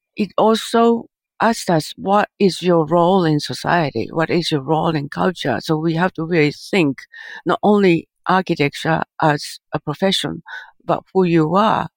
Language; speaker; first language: English; early bilingual, other home language; Japanese